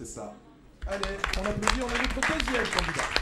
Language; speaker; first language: French; native; French